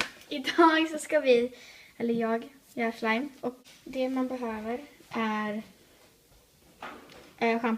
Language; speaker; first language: Swedish; native; Swedish